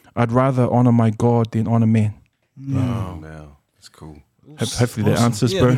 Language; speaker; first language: English; early bilingual, other home language; Samoan